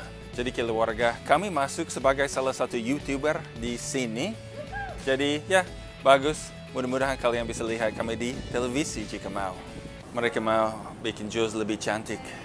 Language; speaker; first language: Indonesian; non-native, fluent; English